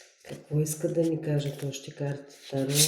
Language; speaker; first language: Bulgarian; native; Bulgarian